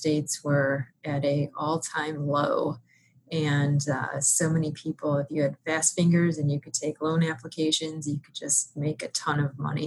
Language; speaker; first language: English; native; English